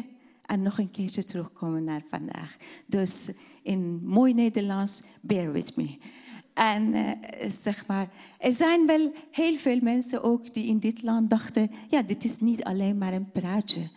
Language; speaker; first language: Dutch; non-native, fluent; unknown